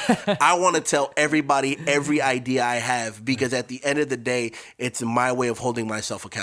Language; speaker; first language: English; native; English